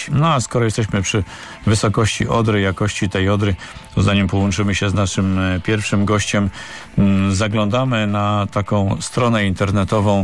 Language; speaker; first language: Polish; native; Polish